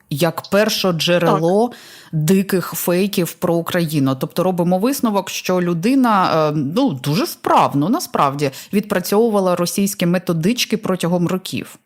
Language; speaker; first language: Ukrainian; native; Ukrainian